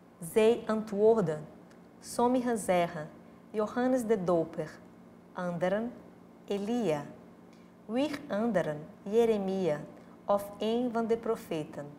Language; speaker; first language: Dutch; non-native, fluent; Portuguese